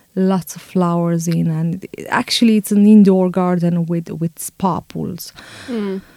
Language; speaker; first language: English; non-native, fluent; Romanian